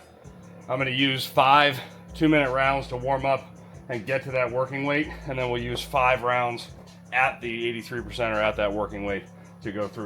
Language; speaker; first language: English; native; English